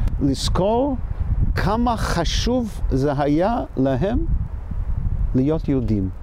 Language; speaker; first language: Hebrew; non-native, fluent; English